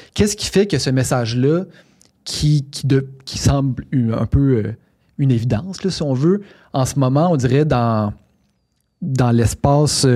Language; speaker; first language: French; native; French